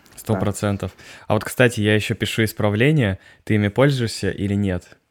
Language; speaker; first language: Russian; native; Russian